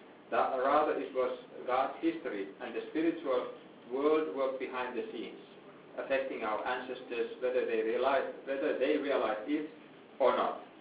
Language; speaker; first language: English; non-native, fluent; Finnish